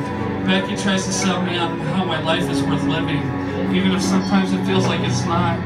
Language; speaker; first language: English; native; English